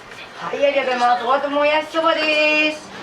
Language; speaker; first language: Japanese; native; Japanese